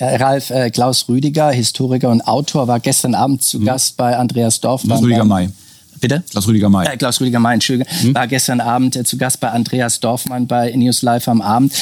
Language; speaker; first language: German; native; German